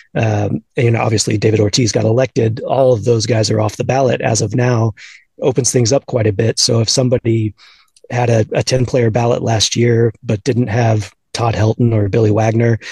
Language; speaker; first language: English; native; English